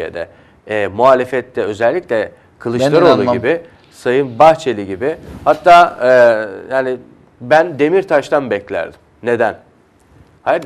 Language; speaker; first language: Turkish; native; Turkish